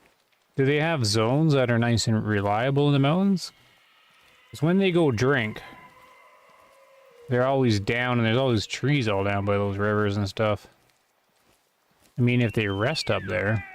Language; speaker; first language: English; native; English